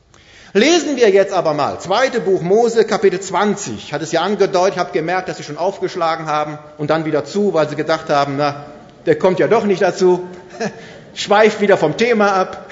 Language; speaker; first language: German; native; German